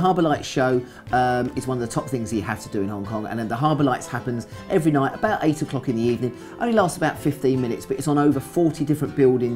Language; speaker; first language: English; native; English